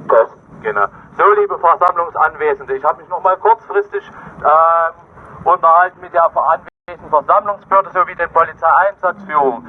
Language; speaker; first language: German; native; German